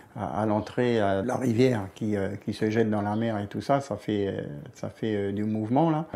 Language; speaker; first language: French; native; French